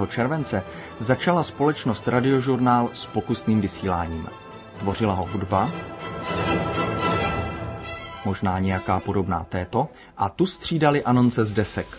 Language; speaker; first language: Czech; native; Czech